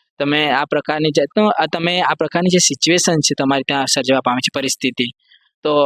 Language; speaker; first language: Gujarati; native; Gujarati